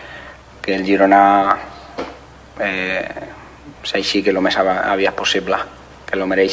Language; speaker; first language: Catalan; non-native, fluent; Spanish